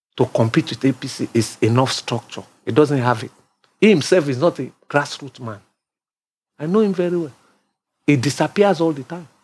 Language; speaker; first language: English; non-native, local second language; Yoruba